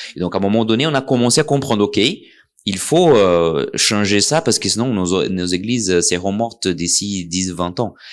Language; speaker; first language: French; non-native, fluent; Portuguese